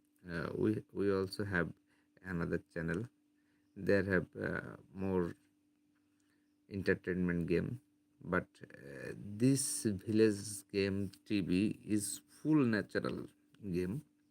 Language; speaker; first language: English; non-native, local second language; Bangla